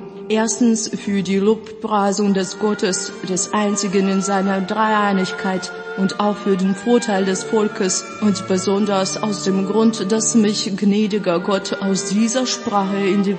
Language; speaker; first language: German; non-native, fluent; Russian